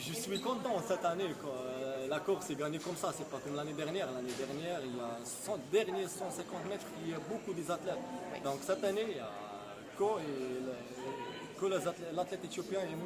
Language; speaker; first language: French; non-native, local second language; Arabic